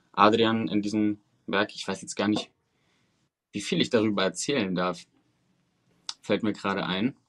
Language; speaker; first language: German; early bilingual, other home language; Spanish